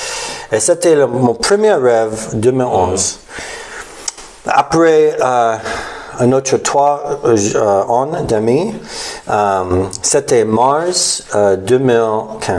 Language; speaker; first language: French; non-native, learner; English